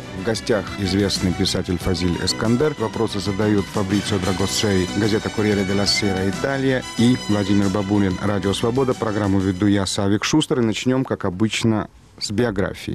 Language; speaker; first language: Russian; native; Russian